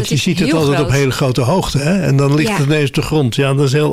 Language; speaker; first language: Dutch; native; Dutch